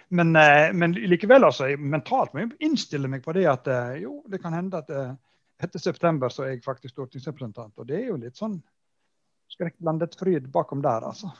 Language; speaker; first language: Norwegian; native; Norwegian